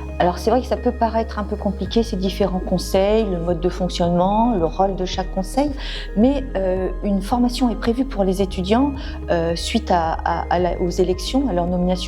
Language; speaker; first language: French; native; French